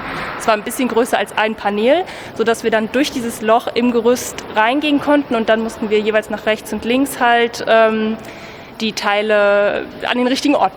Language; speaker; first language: German; native; German